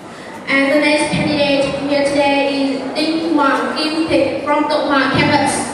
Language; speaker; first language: English; non-native, learner; Vietnamese